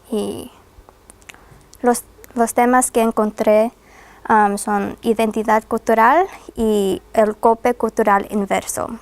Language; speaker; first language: Spanish; non-native, fluent; English